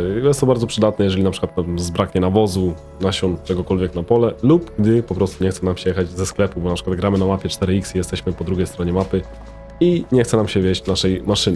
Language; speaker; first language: Polish; native; Polish